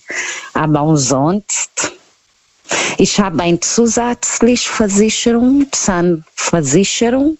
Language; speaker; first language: German; non-native, learner; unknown